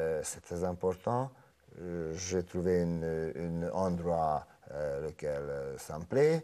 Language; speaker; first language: French; non-native, fluent; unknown